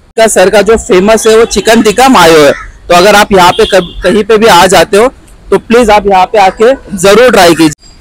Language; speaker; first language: Hindi; non-native, local second language; Marathi